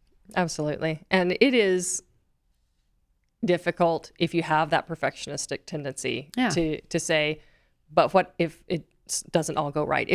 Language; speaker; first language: English; native; English